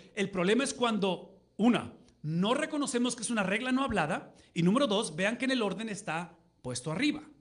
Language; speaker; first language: Spanish; native; Spanish